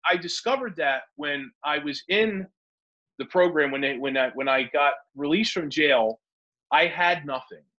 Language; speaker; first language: English; native; English